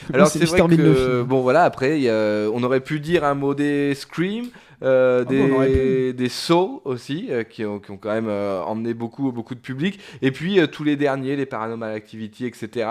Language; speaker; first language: French; native; French